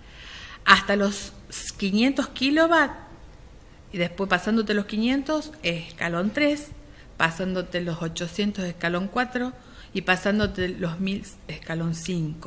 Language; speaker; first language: Spanish; native; Spanish